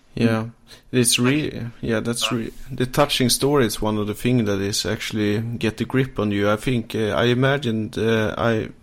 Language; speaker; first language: English; non-native, fluent; Swedish